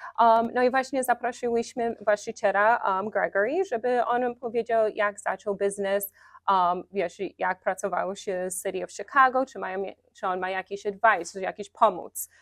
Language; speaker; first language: Polish; early bilingual, heritage; Polish